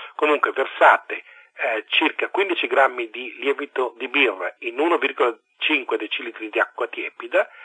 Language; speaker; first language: Italian; native; Italian